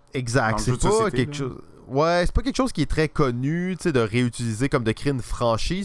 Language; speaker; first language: French; native; French